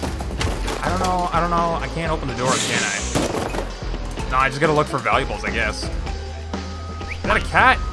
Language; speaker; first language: English; native; English